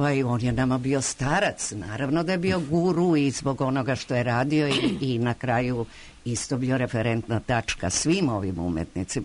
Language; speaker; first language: Croatian; native; Croatian